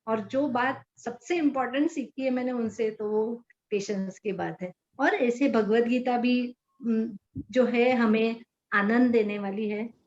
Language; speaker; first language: Hindi; non-native, local second language; Marathi